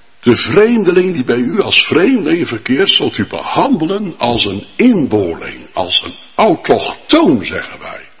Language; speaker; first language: Dutch; native; Dutch